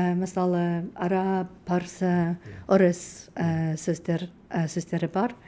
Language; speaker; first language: Kazakh; non-native, learner; English